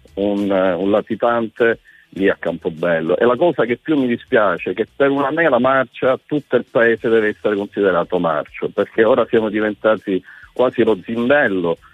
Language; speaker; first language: Italian; native; Italian